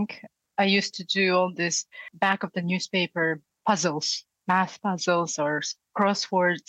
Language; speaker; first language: English; non-native, fluent; Russian